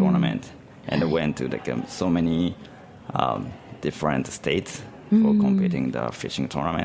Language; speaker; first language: English; non-native, learner; Japanese